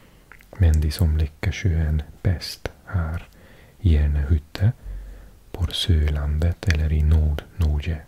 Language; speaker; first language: Norwegian; non-native, learner; English